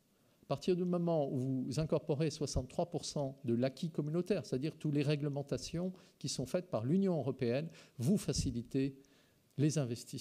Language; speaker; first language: French; native; French